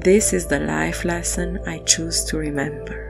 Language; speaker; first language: English; non-native, fluent; French